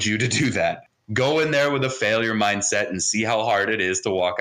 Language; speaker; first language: English; early bilingual, other home language; Hebrew